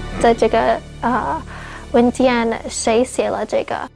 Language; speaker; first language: Chinese; non-native, learner; English